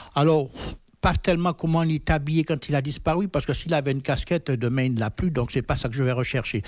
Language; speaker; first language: French; native; French